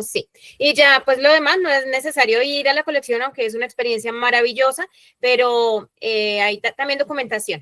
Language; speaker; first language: Spanish; native; Spanish